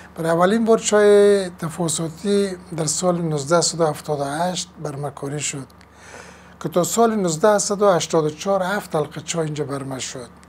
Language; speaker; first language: Persian; native; Persian